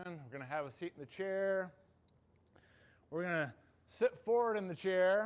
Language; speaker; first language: English; native; English